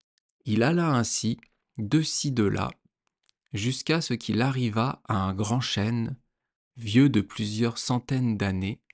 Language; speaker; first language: French; native; French